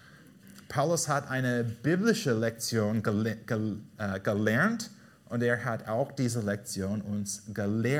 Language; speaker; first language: German; non-native, fluent; English